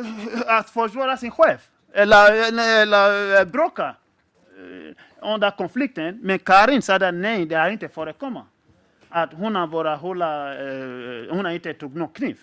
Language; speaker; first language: Swedish; non-native, fluent; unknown